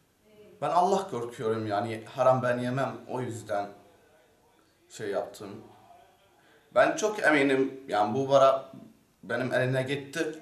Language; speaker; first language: Turkish; non-native, learner; Arabic